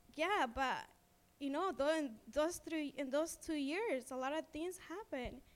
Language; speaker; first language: English; non-native, fluent; Spanish